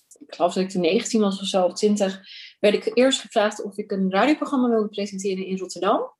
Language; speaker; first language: Dutch; early bilingual, other home language; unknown